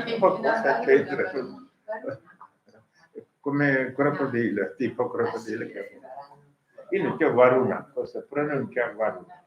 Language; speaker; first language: Italian; non-native, learner; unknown